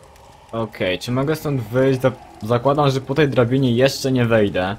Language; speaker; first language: Polish; native; Polish